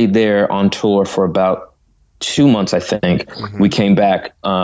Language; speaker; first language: English; native; English